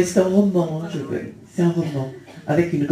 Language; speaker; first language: French; early bilingual, other home language; Spanish